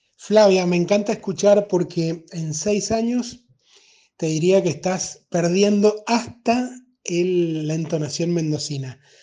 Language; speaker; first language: Spanish; native; Spanish